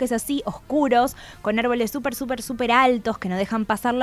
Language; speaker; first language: Spanish; native; Spanish